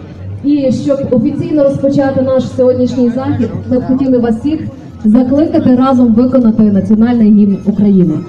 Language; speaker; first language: Ukrainian; native; Ukrainian